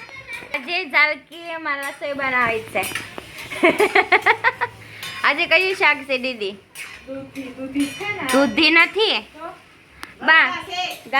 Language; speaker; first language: Gujarati; non-native, learner; Filipino